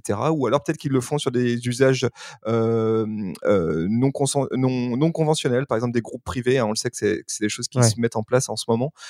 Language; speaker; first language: French; native; French